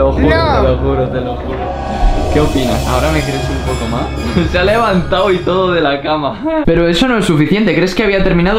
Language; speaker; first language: Spanish; native; Spanish